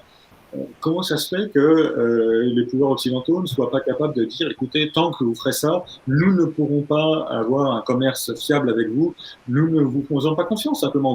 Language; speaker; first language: French; native; French